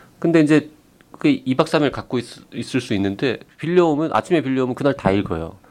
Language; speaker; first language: Korean; native; Korean